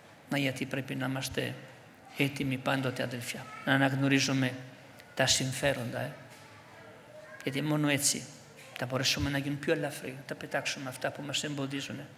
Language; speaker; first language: Greek; non-native, fluent; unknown